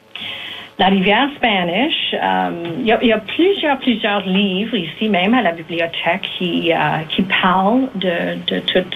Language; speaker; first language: French; native; French